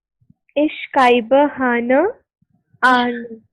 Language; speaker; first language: German; non-native, learner; Hindi